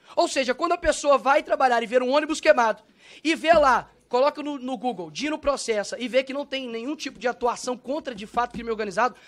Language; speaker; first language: Portuguese; native; Portuguese